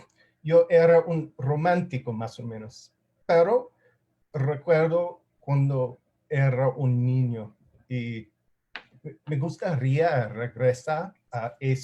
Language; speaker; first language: Spanish; non-native, learner; English